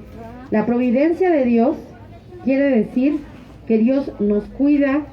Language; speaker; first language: Spanish; native; Spanish